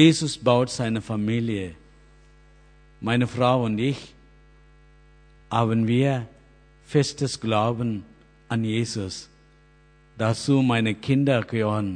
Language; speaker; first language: German; non-native, learner; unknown